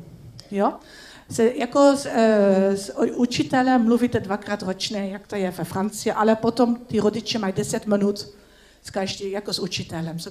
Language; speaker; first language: Czech; non-native, learner; Dutch